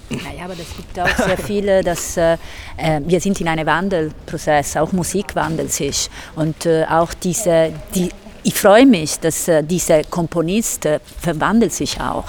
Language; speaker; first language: German; non-native, fluent; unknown